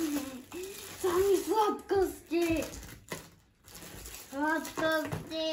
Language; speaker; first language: Czech; early bilingual, heritage; Czech